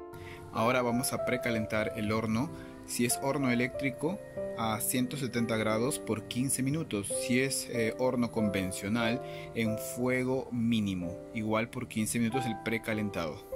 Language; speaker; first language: Spanish; native; Spanish